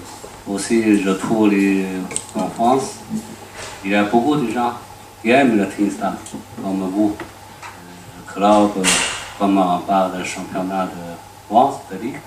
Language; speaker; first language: French; non-native, learner; Chinese